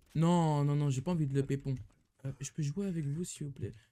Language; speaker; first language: French; native; French